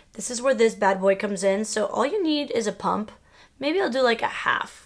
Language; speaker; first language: English; early bilingual, other home language; Spanish